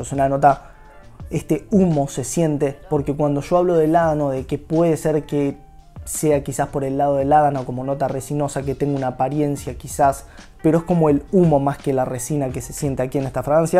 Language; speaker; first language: Spanish; native; Spanish